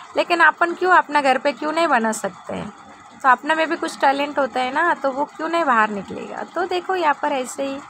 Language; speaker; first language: Hindi; non-native, local second language; Telugu